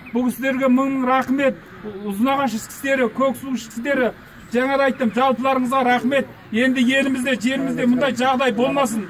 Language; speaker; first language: Kazakh; early bilingual, heritage; Kazakh